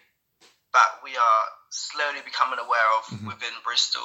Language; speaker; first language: English; native; English